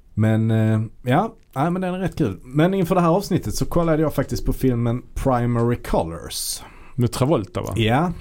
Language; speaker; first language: Swedish; native; Swedish